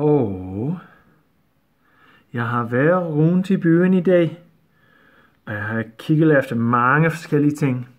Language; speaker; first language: Danish; non-native, fluent; English